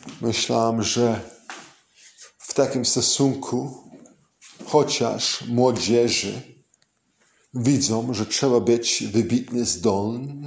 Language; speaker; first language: Polish; early bilingual, heritage; English